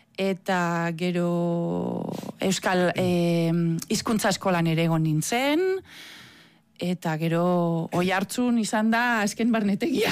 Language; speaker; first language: Basque; non-native, fluent; Catalan